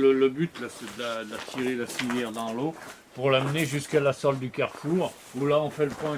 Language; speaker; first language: French; native; French